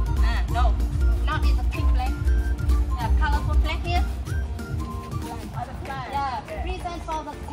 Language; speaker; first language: English; non-native, fluent; Vietnamese